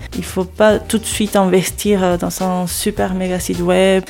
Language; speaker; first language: French; non-native, fluent; Spanish